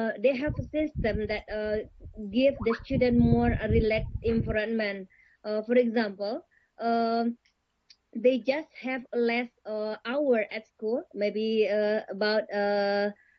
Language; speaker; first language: English; non-native, learner; Indonesian